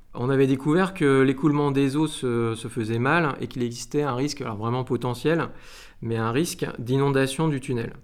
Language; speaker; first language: French; native; French